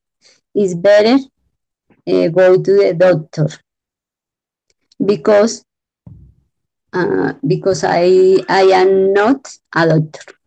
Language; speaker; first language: English; non-native, learner; Spanish